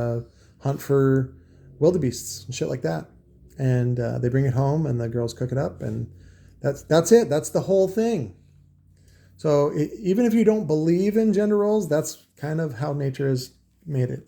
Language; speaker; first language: English; native; English